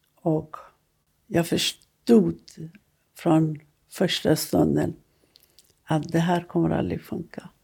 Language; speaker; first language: Swedish; non-native, fluent; Persian